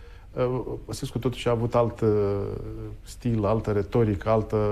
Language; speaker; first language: Romanian; native; Romanian